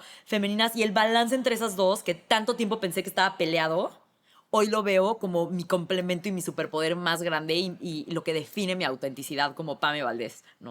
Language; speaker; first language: Spanish; native; Spanish